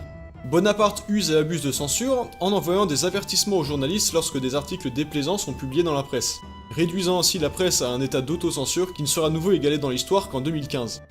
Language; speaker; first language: French; native; French